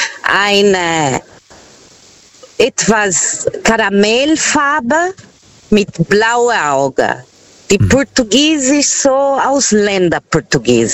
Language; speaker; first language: German; non-native, fluent; Portuguese